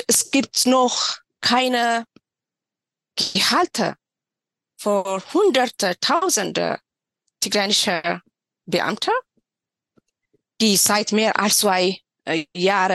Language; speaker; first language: German; non-native, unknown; Tigrinya